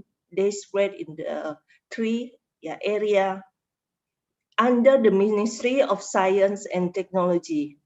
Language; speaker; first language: English; non-native, learner; Indonesian